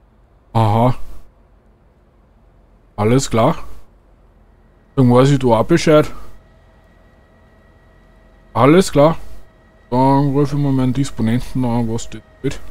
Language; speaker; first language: German; native; German